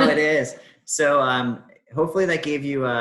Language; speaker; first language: English; native; English